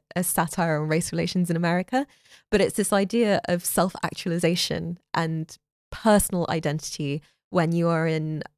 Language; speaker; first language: English; native; English